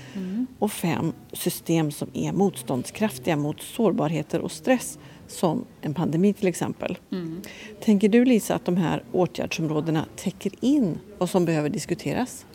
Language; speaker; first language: Swedish; native; Swedish